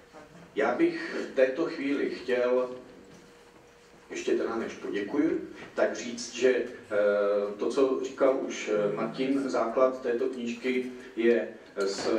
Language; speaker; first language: Czech; native; Czech